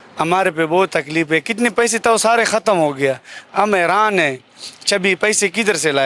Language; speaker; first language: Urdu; non-native, local second language; Pashto